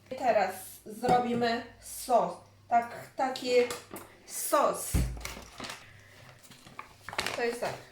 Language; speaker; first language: Polish; non-native, learner; Chinese